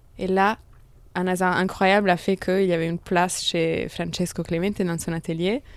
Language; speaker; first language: French; non-native, fluent; Italian